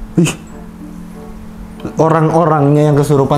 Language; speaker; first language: Indonesian; native; Indonesian